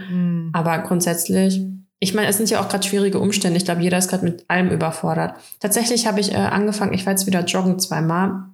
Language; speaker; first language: German; early bilingual, other home language; Russian